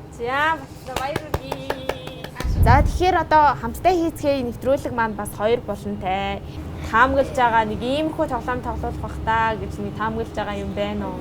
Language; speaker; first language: Mongolian; native; Mongolian